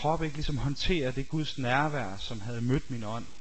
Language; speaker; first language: Danish; native; Danish